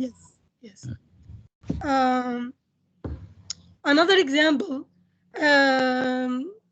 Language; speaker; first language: English; non-native, fluent; Indonesian